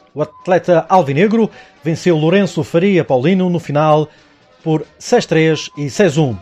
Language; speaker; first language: Portuguese; native; Portuguese